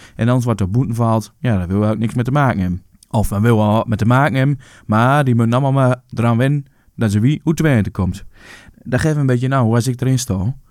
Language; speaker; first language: Dutch; native; Dutch